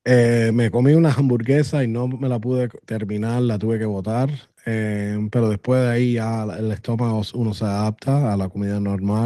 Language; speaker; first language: Spanish; early bilingual, other home language; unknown